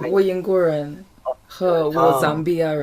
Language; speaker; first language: Chinese; non-native, learner; English